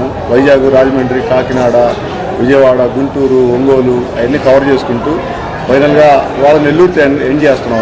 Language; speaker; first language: Telugu; native; Telugu